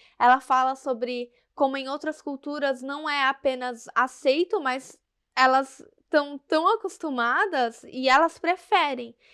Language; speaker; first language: Portuguese; native; Portuguese